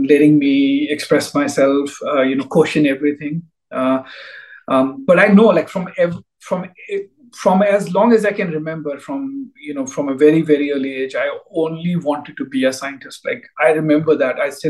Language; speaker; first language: English; non-native, local second language; Hindi